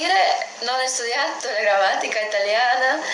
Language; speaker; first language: Italian; non-native, learner; English